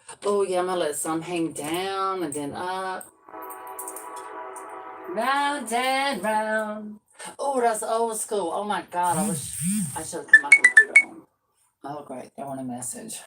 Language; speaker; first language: English; native; English